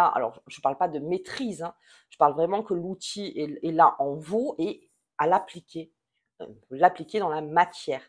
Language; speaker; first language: French; native; French